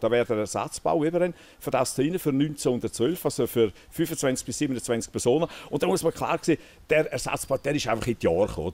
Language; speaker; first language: German; native; German